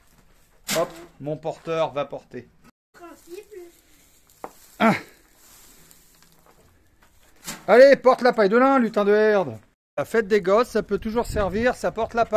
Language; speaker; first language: French; native; French